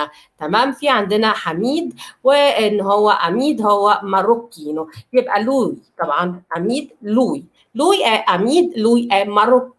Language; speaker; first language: Arabic; native; Arabic